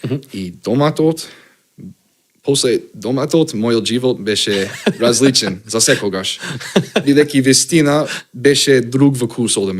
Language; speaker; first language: Macedonian; non-native, learner; English